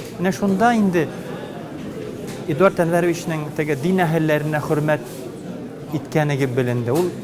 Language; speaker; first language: Tatar; native; Tatar